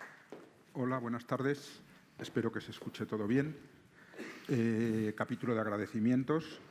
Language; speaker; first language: Spanish; native; Spanish